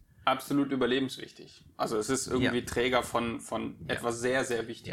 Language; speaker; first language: German; native; German